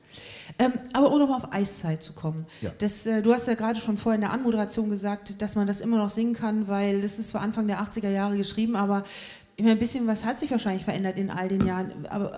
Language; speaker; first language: German; native; German